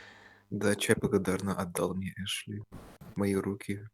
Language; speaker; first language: Russian; early bilingual, heritage; Russian